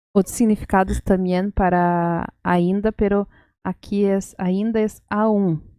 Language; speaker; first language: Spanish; non-native, fluent; Portuguese